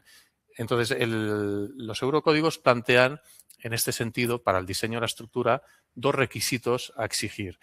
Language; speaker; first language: Spanish; non-native, local second language; Catalan